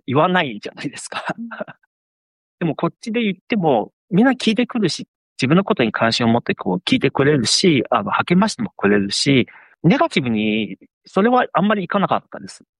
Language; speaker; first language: Japanese; non-native, fluent; Chinese